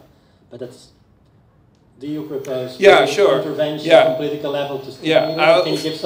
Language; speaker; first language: English; non-native, fluent; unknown